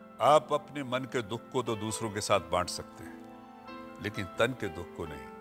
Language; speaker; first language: Hindi; native; Hindi